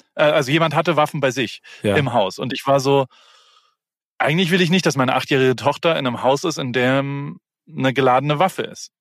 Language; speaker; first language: German; native; German